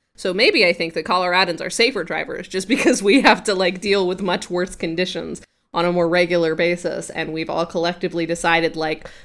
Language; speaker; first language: English; native; English